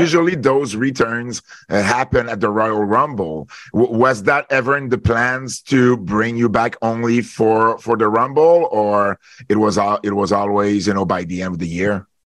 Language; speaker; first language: English; non-native, fluent; French